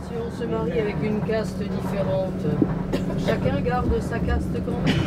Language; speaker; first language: French; native; French